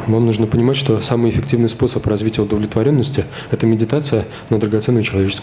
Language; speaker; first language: Russian; native; Russian